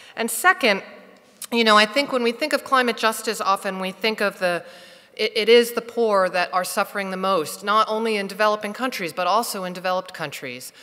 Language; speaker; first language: English; native; English